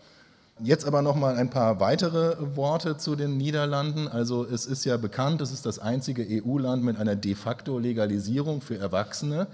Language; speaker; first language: German; native; German